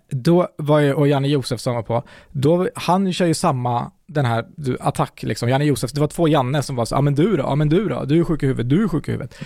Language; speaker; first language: Swedish; early bilingual, other home language; Kurdish